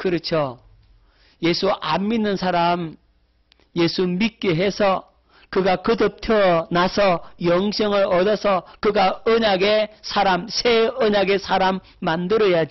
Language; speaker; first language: Korean; native; Korean